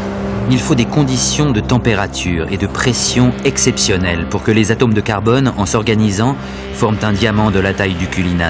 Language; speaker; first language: French; native; French